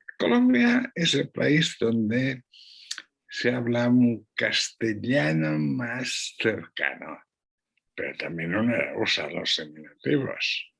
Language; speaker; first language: Spanish; non-native, local second language; Catalan